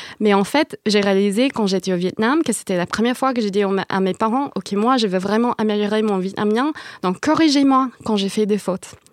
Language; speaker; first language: French; non-native, fluent; English